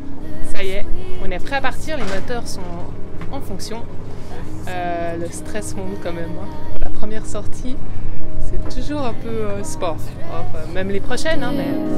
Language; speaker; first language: French; native; French